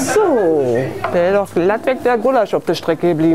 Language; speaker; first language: German; native; German